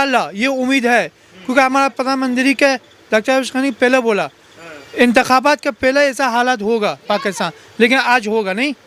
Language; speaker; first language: Hindi; non-native, learner; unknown